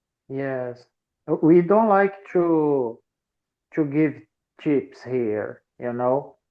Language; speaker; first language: English; non-native, learner; Portuguese